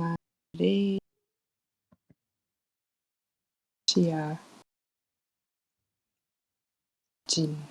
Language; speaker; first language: Japanese; non-native, learner; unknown